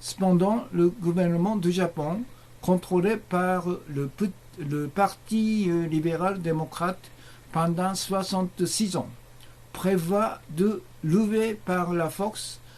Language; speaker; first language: French; non-native, learner; Japanese